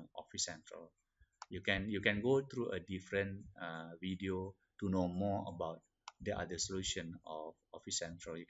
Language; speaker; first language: English; non-native, local second language; Malay